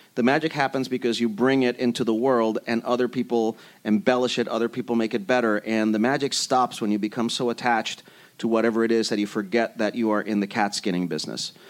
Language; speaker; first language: English; early bilingual, other home language; Spanish